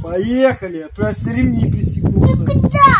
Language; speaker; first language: Russian; native; Russian